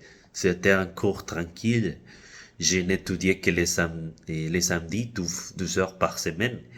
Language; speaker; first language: French; non-native, fluent; Spanish